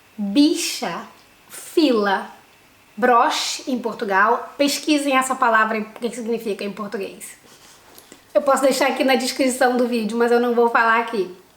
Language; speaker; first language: Portuguese; native; Portuguese